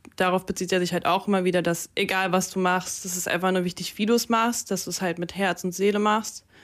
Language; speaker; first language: German; early bilingual, other home language; Russian